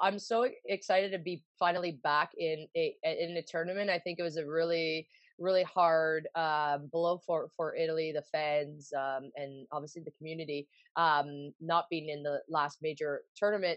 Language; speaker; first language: English; native; English